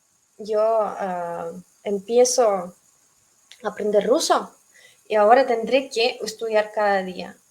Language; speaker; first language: Spanish; non-native, fluent; Russian